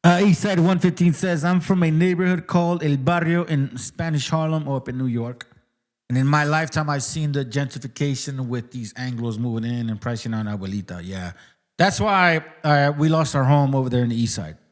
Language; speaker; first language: English; early bilingual, other home language; Spanish